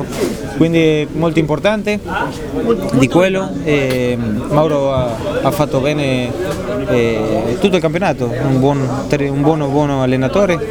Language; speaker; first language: Italian; non-native, fluent; Spanish